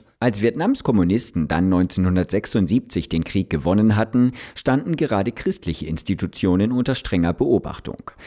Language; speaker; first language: German; native; German